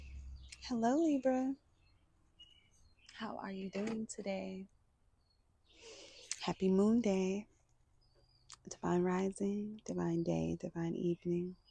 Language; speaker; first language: English; native; English